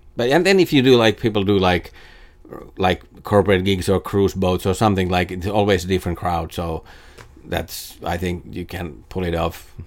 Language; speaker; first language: English; non-native, fluent; Finnish